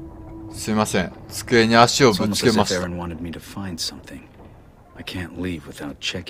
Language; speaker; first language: Japanese; native; Japanese